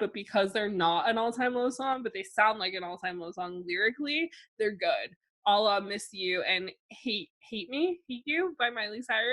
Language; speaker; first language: English; native; English